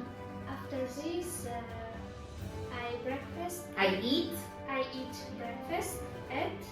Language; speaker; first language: English; non-native, learner; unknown